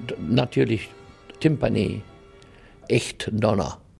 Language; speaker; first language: German; non-native, learner; English